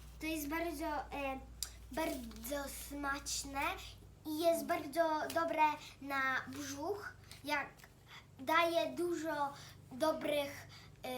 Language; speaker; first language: Polish; early bilingual, heritage; Polish